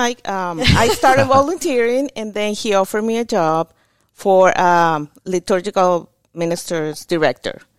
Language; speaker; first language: English; non-native, fluent; Spanish